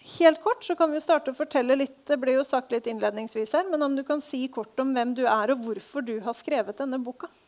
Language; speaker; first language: Norwegian; native; Norwegian